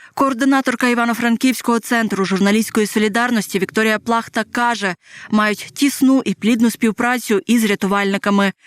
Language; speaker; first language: Ukrainian; native; Ukrainian